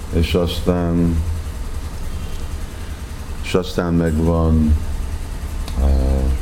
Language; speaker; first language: Hungarian; early bilingual, heritage; Hungarian